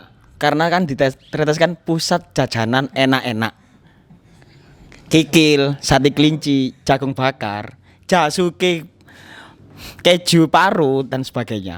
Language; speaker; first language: Indonesian; non-native, local second language; Javanese